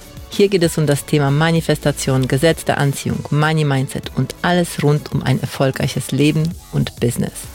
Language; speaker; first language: German; native; German